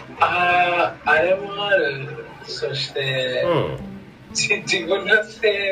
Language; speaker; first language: Japanese; non-native, learner; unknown